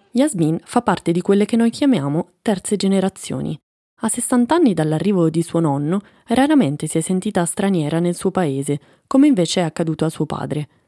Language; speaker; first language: Italian; native; Italian